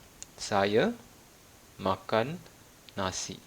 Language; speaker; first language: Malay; non-native, fluent; Malayalam